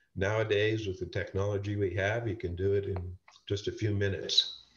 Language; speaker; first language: English; native; English